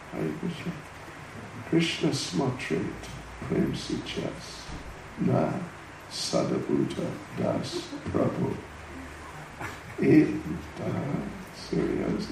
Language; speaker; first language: Russian; non-native, learner; English